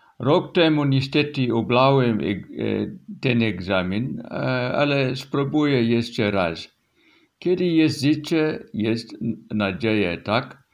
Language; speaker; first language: Polish; non-native, learner; English